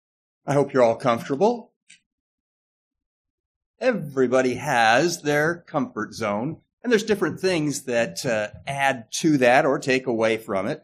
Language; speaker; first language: English; native; English